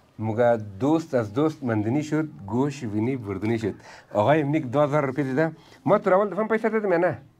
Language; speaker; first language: Persian; native; Persian